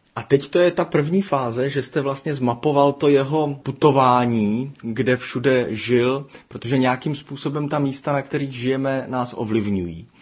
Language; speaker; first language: Czech; native; Czech